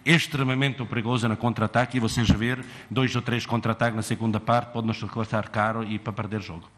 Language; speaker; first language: Portuguese; non-native, fluent; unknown